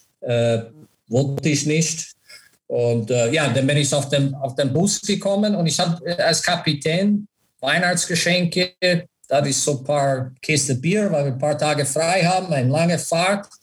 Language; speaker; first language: German; non-native, learner; English